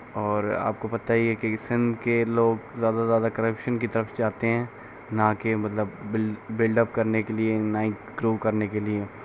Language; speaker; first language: Urdu; non-native, local second language; Sindhi